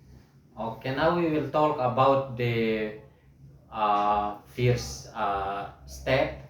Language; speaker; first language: English; non-native, learner; Indonesian